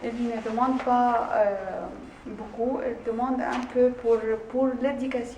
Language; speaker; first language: French; non-native, learner; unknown